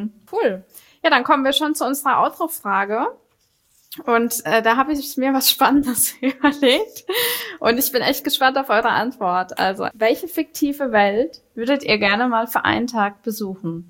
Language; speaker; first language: German; native; German